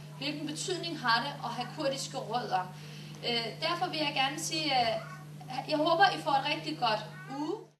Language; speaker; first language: Danish; early bilingual, other home language; Turkish